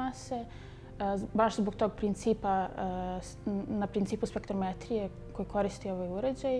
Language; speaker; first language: Serbian; native; Serbian